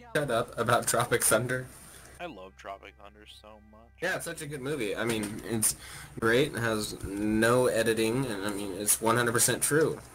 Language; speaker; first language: English; native; English